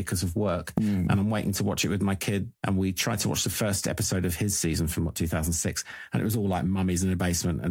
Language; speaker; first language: English; native; English